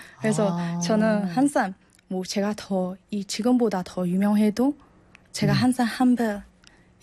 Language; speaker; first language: Korean; non-native, learner; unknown